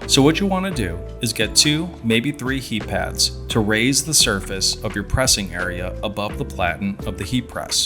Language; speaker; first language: English; native; English